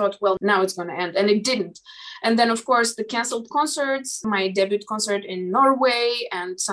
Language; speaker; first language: English; non-native, fluent; Romanian